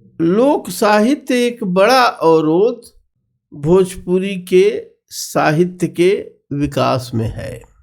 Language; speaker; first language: Hindi; non-native, local second language; Bhojpuri